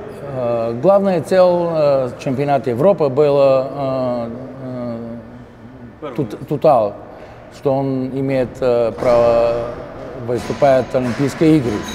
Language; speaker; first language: Russian; non-native, learner; Bulgarian